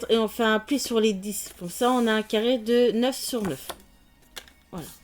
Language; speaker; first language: French; native; French